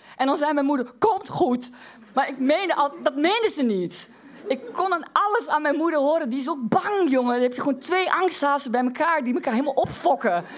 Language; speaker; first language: Dutch; native; Dutch